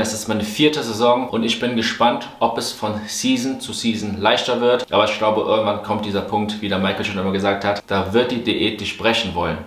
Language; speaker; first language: German; native; German